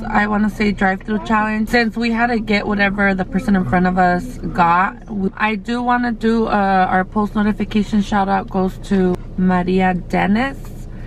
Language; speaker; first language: English; early bilingual, other home language; Spanish